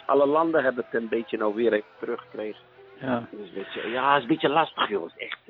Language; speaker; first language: Dutch; non-native, learner; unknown